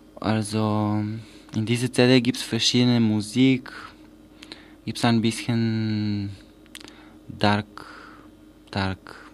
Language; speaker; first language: German; non-native, learner; Bulgarian